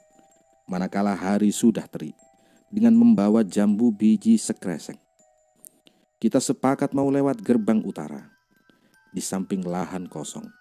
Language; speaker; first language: Indonesian; native; Indonesian